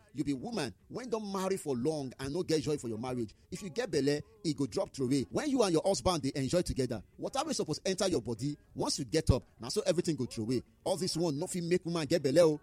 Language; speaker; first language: Nigerian Pidgin; native; Nigerian Pidgin